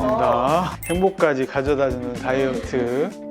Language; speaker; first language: Korean; native; Korean